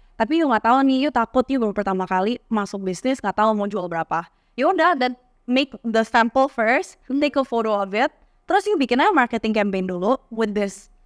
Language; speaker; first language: English; non-native, fluent; Indonesian